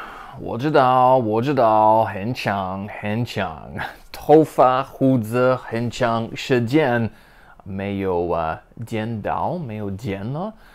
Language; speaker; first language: Chinese; non-native, learner; English